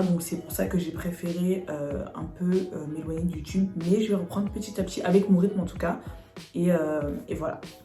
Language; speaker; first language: French; native; French